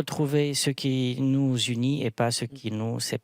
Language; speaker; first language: French; non-native, fluent; Romanian